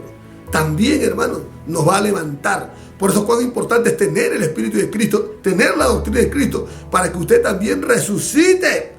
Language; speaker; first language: Spanish; native; Spanish